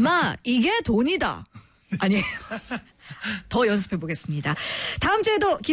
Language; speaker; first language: Korean; native; Korean